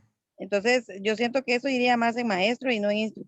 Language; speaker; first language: Spanish; native; Spanish